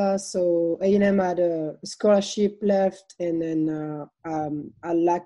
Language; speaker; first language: English; non-native, fluent; French